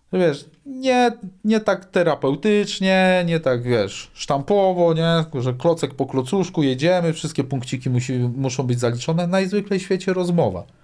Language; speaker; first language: Polish; native; Polish